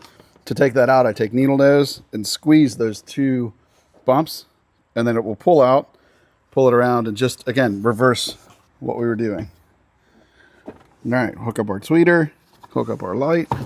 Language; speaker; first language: English; native; English